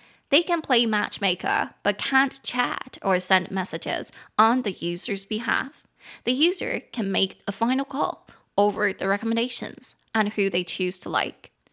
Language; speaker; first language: English; non-native, fluent; Chinese